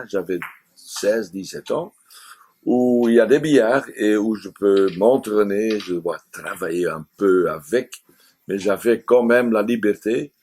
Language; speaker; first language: French; non-native, fluent; Dutch